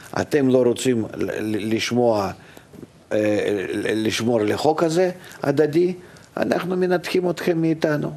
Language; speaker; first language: Hebrew; non-native, fluent; Russian